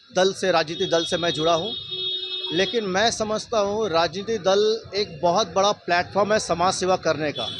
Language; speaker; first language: Hindi; non-native, local second language; Bangla